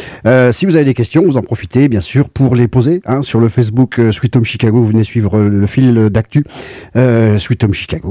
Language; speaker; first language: French; native; French